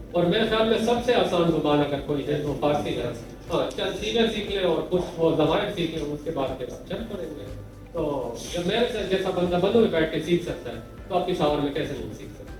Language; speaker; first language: Urdu; non-native, local second language; Pashto